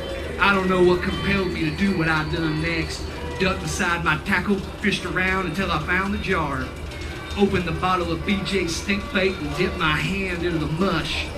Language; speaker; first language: English; native; English